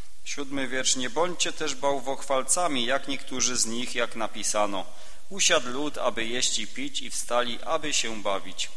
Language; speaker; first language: Polish; native; Polish